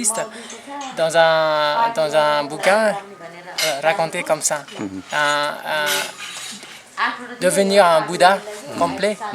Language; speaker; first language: French; non-native, learner; Nepali